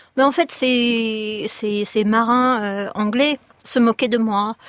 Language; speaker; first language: French; non-native, fluent; English